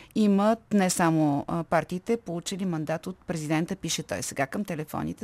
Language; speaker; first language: Bulgarian; native; Bulgarian